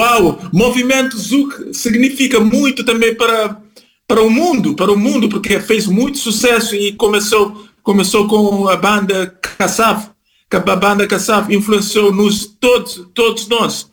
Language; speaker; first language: Portuguese; non-native, fluent; Kabuverdianu